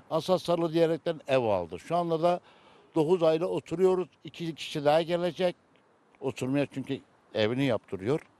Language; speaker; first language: Turkish; native; Turkish